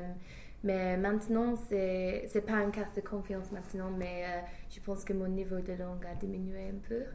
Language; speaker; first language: French; non-native, fluent; English